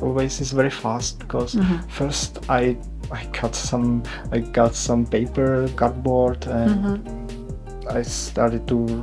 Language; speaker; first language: English; non-native, learner; Czech